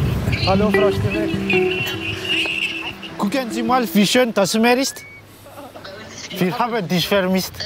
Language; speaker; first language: German; non-native, learner; Malagasy